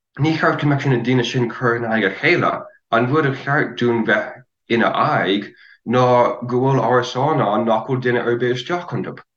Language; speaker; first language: Irish; non-native, fluent; English